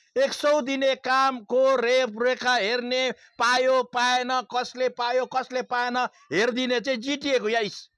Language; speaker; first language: Nepali; native; Nepali